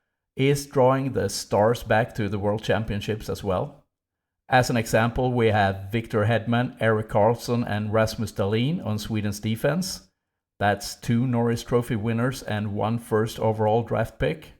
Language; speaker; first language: English; non-native, fluent; Swedish